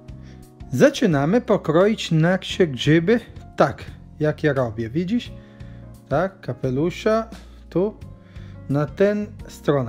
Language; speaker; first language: Polish; non-native, learner; Italian